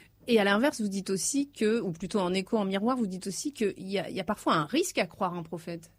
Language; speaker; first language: French; native; French